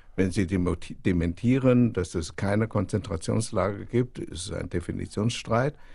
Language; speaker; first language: German; non-native, fluent; Chinese